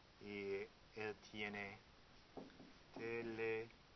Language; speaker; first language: Spanish; non-native, learner; English